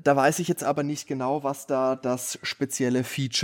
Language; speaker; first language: German; native; German